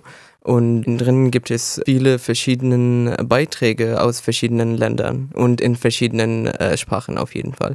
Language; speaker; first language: German; non-native, learner; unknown